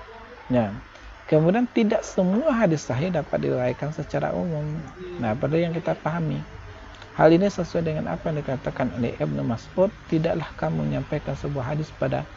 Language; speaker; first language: Indonesian; native; Indonesian